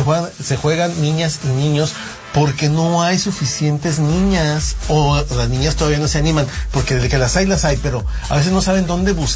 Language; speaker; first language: Spanish; native; Spanish